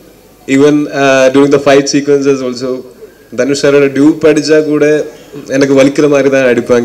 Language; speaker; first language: Tamil; non-native, learner; Malayalam